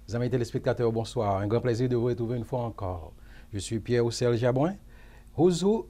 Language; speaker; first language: French; non-native, local second language; Haitian Creole